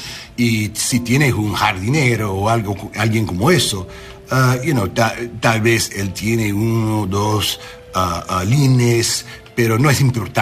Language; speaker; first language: Spanish; non-native, learner; English